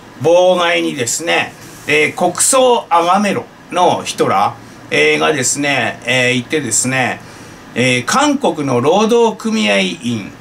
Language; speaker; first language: Japanese; native; Japanese